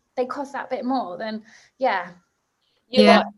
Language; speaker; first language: English; native; English